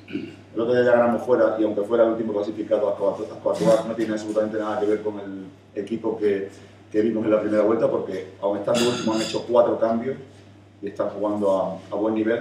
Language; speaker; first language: Spanish; native; Spanish